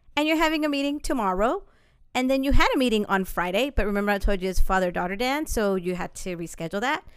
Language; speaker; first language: English; early bilingual, other home language; Spanish